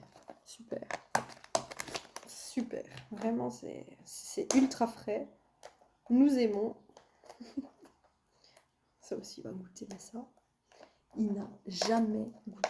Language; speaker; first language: French; native; French